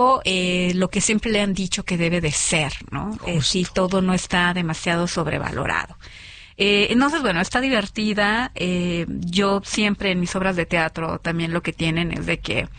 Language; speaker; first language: Spanish; native; Spanish